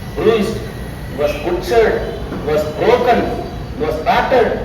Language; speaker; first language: English; non-native, local second language; Tamil